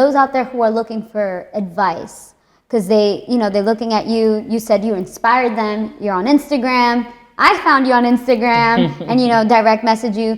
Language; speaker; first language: English; native; English